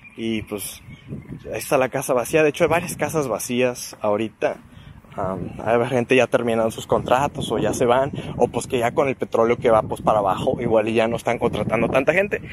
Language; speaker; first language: Spanish; native; Spanish